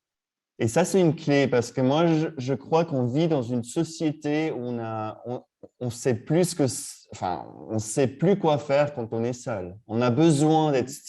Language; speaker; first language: French; native; French